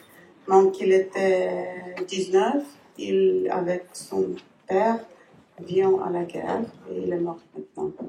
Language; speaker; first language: French; non-native, learner; Ukrainian